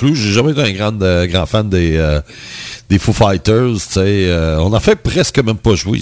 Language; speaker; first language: French; native; French